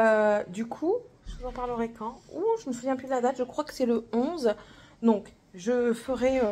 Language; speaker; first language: French; native; French